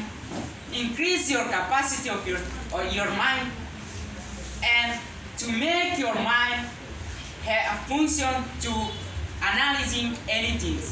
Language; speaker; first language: English; non-native, learner; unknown